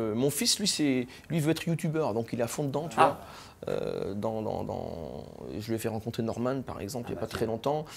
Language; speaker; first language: French; native; French